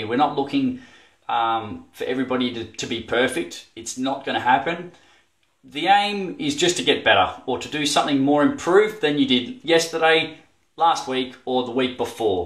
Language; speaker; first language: English; native; English